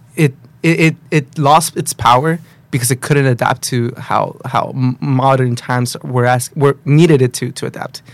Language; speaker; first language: English; early bilingual, other home language; Spanish